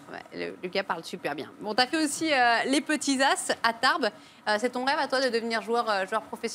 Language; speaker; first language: French; native; French